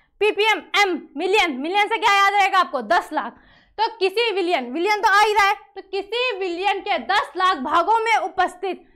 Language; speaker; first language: Hindi; native; Hindi